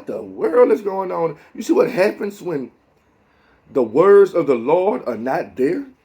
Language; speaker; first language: English; native; English